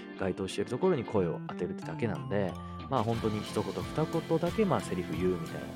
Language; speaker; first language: Japanese; native; Japanese